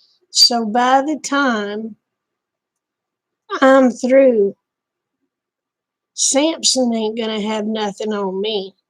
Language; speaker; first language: English; native; English